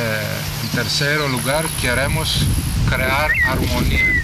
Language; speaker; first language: Spanish; non-native, fluent; Greek